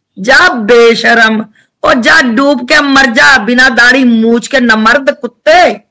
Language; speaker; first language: Hindi; native; Hindi